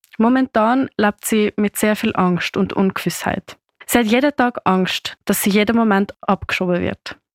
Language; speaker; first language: German; native; German